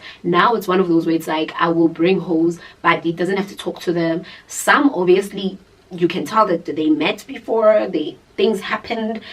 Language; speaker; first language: English; non-native, local second language; Zulu